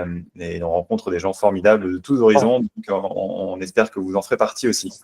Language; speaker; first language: French; native; French